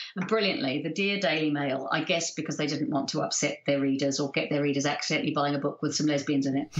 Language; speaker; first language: English; native; English